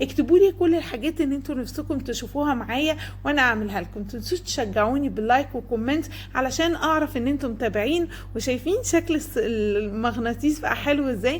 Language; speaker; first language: Arabic; native; Arabic